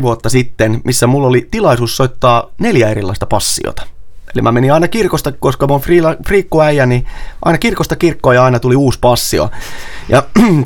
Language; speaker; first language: Finnish; native; Finnish